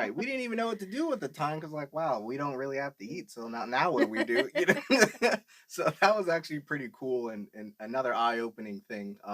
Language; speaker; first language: English; native; English